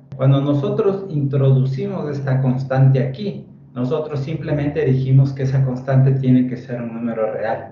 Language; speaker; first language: Spanish; native; Spanish